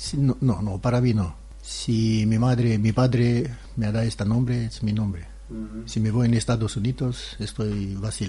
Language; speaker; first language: Spanish; non-native, learner; Romanian